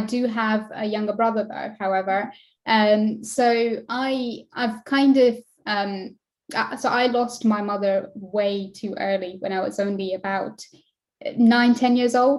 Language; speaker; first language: English; native; English